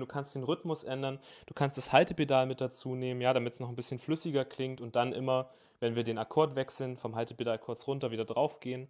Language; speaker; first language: German; native; German